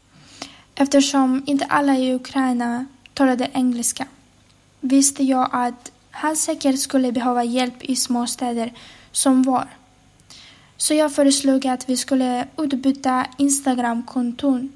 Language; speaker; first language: Swedish; non-native, fluent; Ukrainian